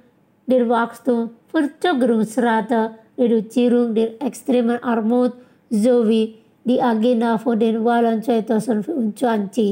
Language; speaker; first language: German; non-native, fluent; Indonesian